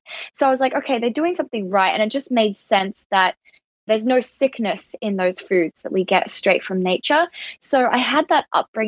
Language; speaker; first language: English; native; English